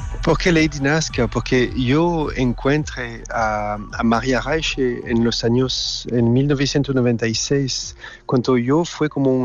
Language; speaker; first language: Spanish; non-native, learner; French